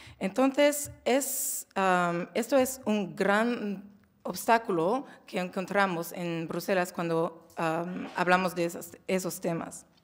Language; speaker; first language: Spanish; non-native, learner; French